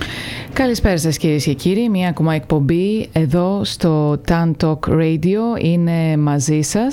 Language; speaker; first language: Greek; native; Greek